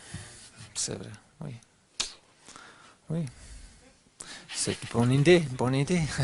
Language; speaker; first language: French; non-native, learner; German